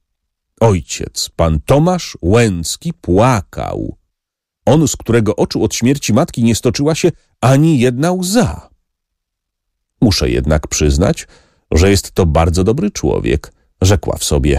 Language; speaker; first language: Polish; native; Polish